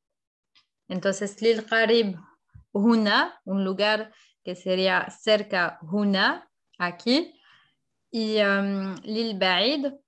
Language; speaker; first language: Spanish; non-native, fluent; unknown